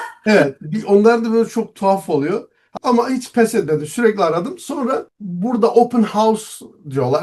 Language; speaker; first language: Turkish; non-native, local second language; Zaza